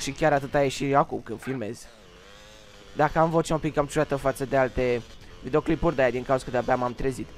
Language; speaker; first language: Romanian; native; Romanian